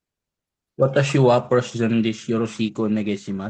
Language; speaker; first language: Japanese; non-native, learner; Filipino